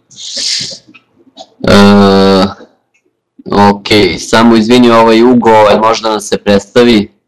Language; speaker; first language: Serbian; native; Serbian